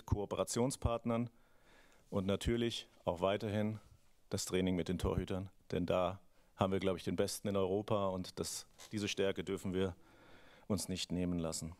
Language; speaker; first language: German; native; German